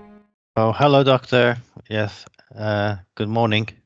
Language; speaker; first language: English; non-native, fluent; Persian